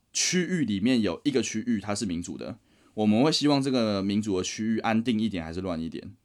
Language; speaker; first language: Chinese; native; Chinese